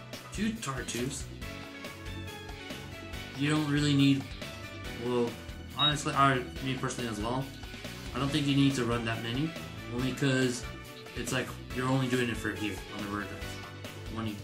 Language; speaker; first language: English; native; English